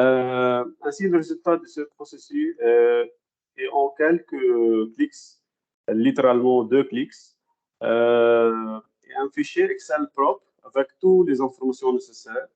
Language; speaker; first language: French; non-native, fluent; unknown